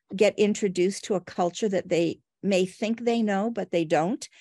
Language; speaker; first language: English; early bilingual, other home language; Portuguese